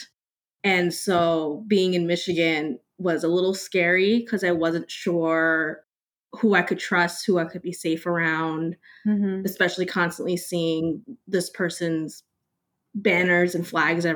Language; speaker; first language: English; early bilingual, other home language; Cantonese